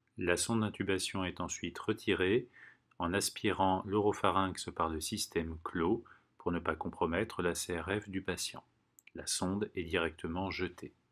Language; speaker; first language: French; native; French